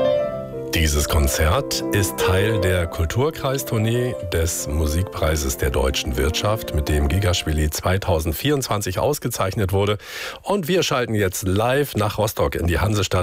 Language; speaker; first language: German; native; German